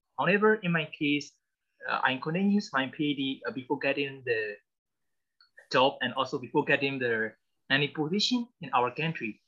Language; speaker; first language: English; non-native, learner; Burmese